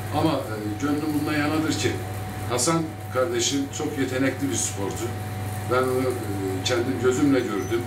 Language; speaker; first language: Turkish; native; Turkish